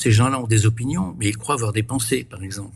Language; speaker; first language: French; native; French